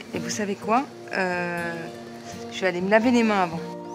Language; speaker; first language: French; native; French